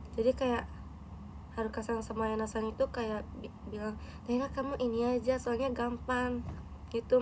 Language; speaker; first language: Indonesian; non-native, fluent; Japanese